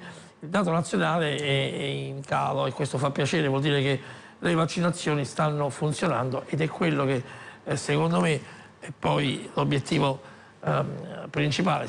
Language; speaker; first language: Italian; native; Italian